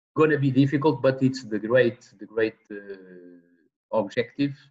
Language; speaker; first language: English; non-native, learner; Portuguese